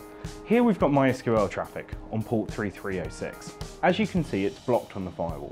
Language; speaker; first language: English; native; English